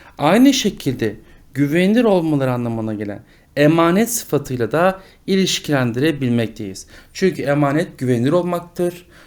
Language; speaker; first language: Turkish; native; Turkish